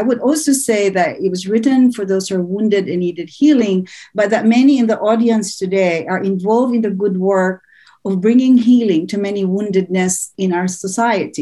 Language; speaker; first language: English; non-native, local second language; Filipino